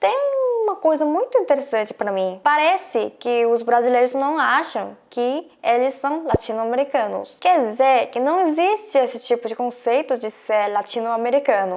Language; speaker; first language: Portuguese; non-native, fluent; Korean